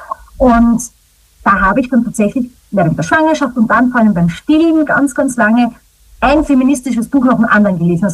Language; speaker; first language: German; native; German